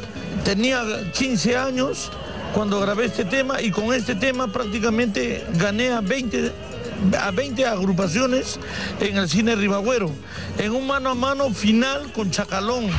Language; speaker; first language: Spanish; native; Spanish